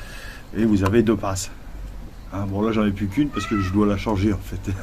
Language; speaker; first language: French; native; French